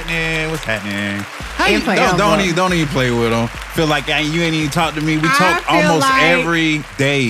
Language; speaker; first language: English; native; English